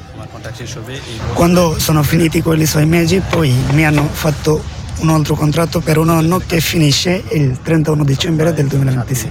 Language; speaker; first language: Italian; non-native, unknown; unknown